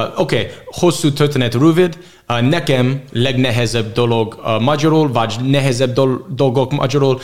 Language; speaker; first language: Hungarian; non-native, learner; English